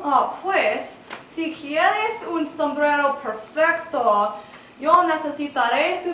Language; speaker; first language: Spanish; non-native, learner; English